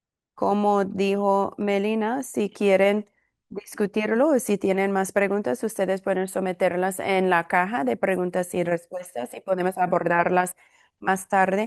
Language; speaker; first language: Spanish; non-native, fluent; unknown